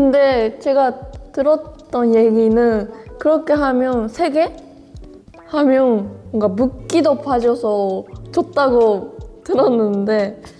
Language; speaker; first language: Korean; non-native, fluent; Japanese